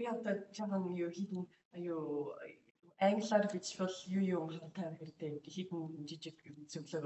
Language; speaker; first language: Mongolian; non-native, learner; English